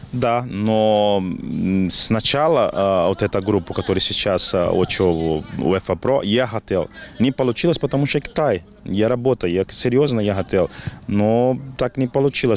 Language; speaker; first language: Russian; non-native, learner; Portuguese